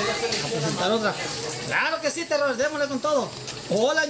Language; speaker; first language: Spanish; native; Spanish